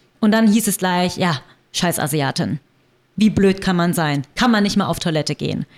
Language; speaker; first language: German; early bilingual, other home language; Vietnamese